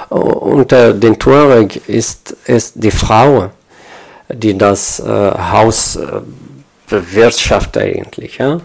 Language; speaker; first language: German; non-native, fluent; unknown